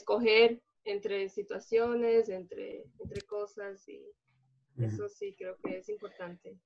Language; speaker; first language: Spanish; early bilingual, other home language; Portuguese